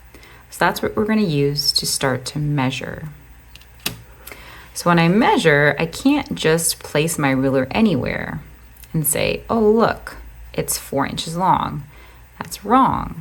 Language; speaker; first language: English; native; English